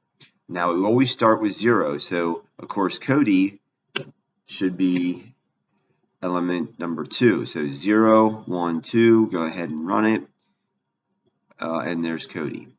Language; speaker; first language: English; native; English